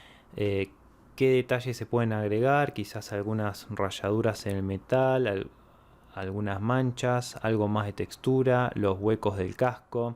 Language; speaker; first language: Spanish; native; Spanish